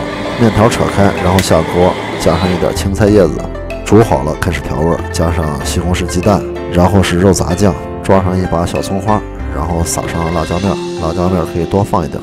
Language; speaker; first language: Chinese; native; Chinese